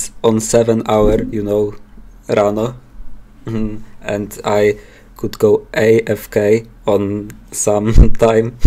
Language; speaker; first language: English; non-native, learner; Polish